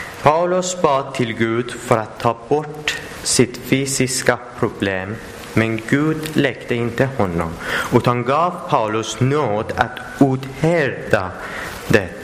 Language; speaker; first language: Swedish; non-native, learner; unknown